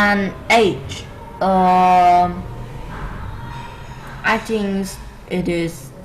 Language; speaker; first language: English; non-native, learner; Vietnamese